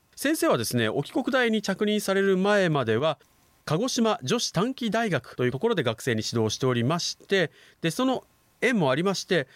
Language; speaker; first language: Japanese; native; Japanese